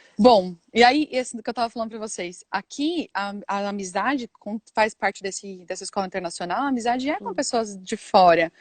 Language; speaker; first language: Portuguese; native; Portuguese